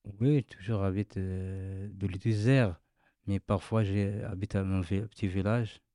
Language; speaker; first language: French; non-native, learner; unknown